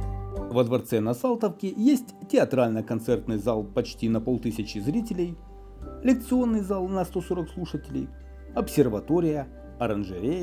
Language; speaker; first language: Russian; native; Russian